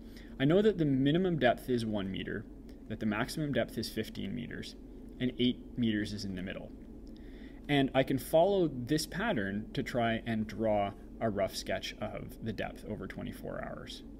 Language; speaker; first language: English; native; English